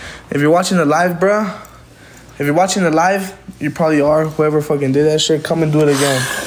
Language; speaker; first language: English; early bilingual, other home language; Spanish